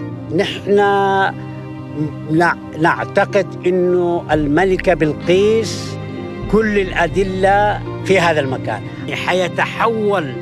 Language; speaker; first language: Arabic; native; Arabic